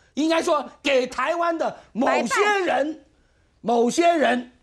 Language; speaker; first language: Chinese; native; Chinese